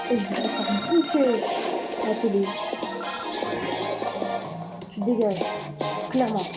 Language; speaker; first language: French; native; French